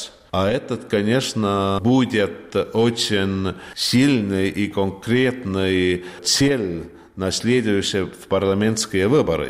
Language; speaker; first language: Russian; non-native, learner; Estonian